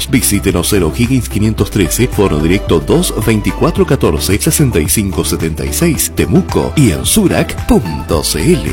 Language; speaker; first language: Spanish; native; Spanish